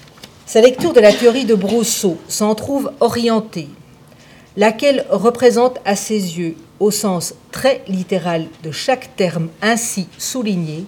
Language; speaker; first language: French; native; French